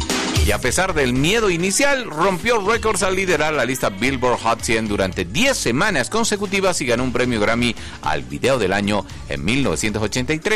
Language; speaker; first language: Spanish; native; Spanish